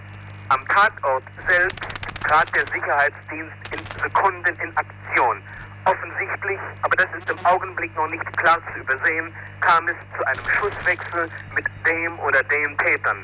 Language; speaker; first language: German; native; German